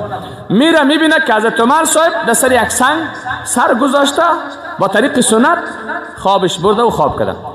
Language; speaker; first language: Persian; native; Persian